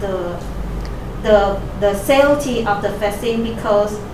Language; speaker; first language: English; non-native, fluent; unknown